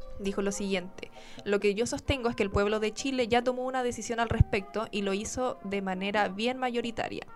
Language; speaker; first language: Spanish; native; Spanish